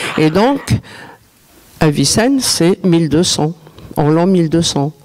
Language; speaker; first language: French; non-native, local second language; Arabic